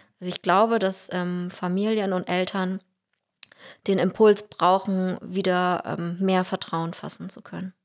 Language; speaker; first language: German; early bilingual, heritage; Russian